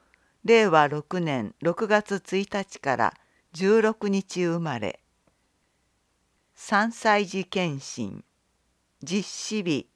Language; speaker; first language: Japanese; native; Japanese